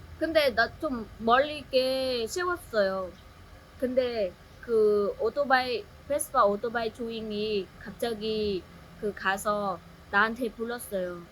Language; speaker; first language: Korean; non-native, learner; Vietnamese